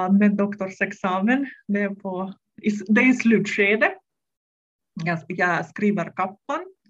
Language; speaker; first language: Swedish; non-native, fluent; Russian